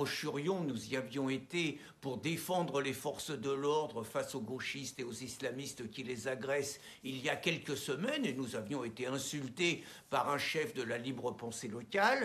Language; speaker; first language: French; native; French